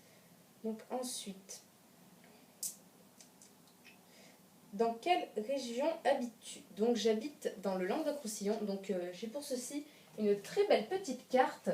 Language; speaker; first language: French; native; French